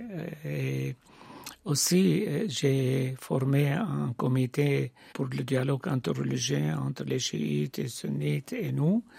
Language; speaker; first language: French; non-native, fluent; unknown